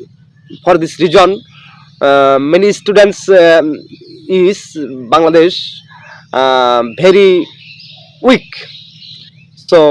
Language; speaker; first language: English; non-native, local second language; Bangla